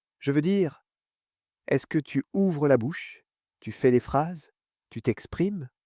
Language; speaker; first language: French; non-native, fluent; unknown